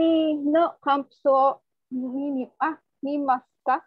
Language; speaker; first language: Japanese; non-native, learner; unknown